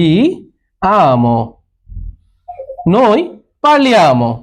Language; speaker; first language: Italian; non-native, learner; Bangla